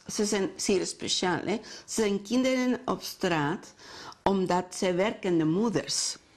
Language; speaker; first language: Dutch; non-native, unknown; Spanish